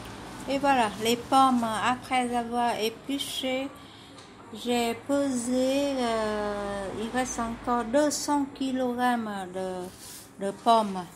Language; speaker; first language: French; non-native, fluent; Vietnamese